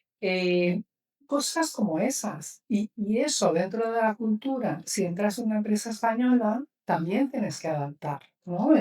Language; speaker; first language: Spanish; native; Spanish